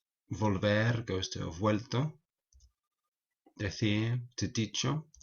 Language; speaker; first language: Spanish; non-native, fluent; English